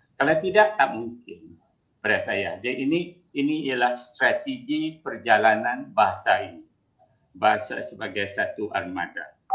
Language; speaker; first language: Malay; native; Malay